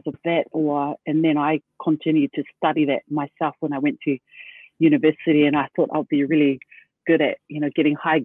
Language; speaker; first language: English; native; English